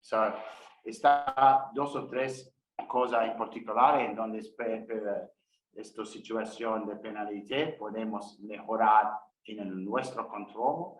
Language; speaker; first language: Spanish; non-native, learner; English